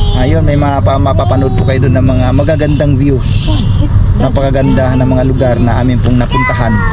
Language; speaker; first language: Filipino; non-native, local second language; Cebuano